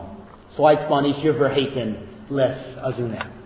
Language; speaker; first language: Hungarian; non-native, fluent; English